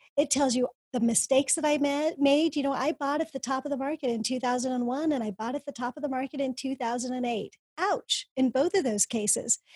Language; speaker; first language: English; early bilingual, other home language; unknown